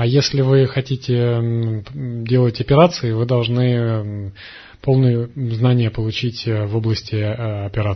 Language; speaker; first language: Russian; native; Russian